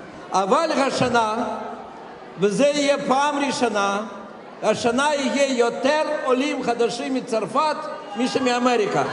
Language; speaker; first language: Hebrew; non-native, fluent; Russian